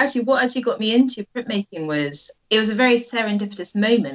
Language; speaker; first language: English; native; English